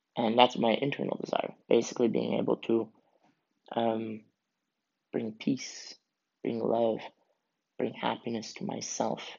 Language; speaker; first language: English; native; English